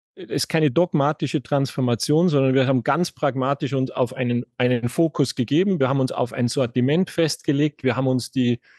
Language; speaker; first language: German; native; German